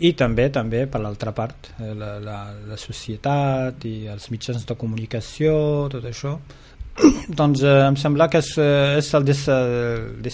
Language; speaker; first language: Catalan; non-native, fluent; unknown